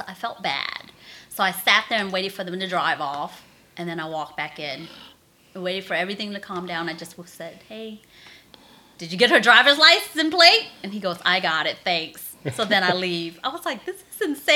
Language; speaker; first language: English; native; English